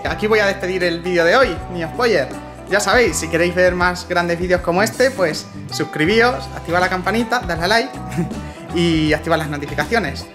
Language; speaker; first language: Spanish; native; Spanish